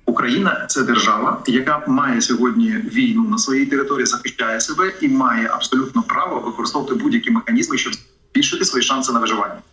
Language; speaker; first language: Ukrainian; native; Ukrainian